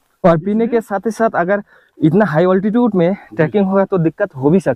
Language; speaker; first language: Hindi; non-native, local second language; Bangla